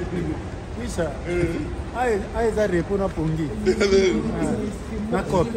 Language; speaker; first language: French; non-native, local second language; Lingala